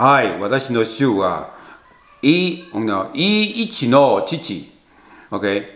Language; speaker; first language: Japanese; non-native, learner; Chinese